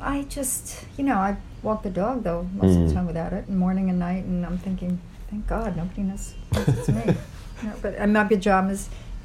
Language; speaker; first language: English; native; English